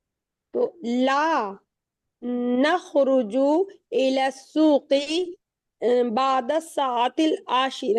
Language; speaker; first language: Arabic; non-native, learner; Urdu